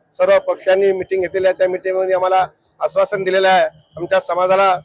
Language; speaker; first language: Marathi; non-native, local second language; Lambadi